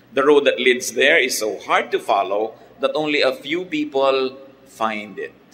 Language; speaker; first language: English; non-native, local second language; Filipino